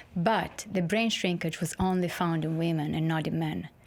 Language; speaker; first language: English; non-native, fluent; Italian